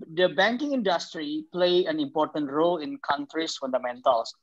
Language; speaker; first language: English; non-native, fluent; Indonesian